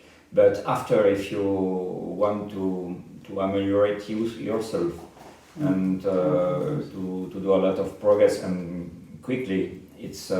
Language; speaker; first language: English; non-native, fluent; French